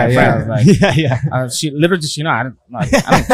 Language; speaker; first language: English; early bilingual, other home language; Spanish